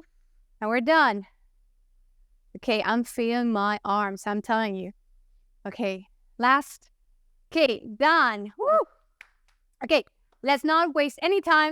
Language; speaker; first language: English; non-native, fluent; Italian